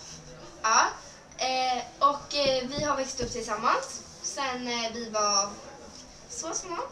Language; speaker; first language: Swedish; early bilingual, other home language; Spanish